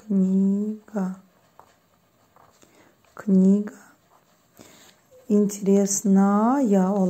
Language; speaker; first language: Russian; non-native, fluent; Azerbaijani